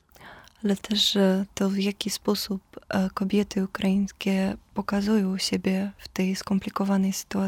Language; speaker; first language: Polish; non-native, fluent; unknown